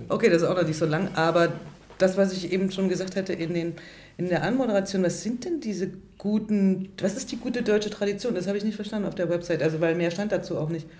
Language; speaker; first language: German; native; German